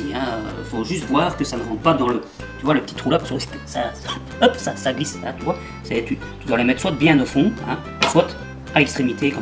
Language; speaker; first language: French; native; French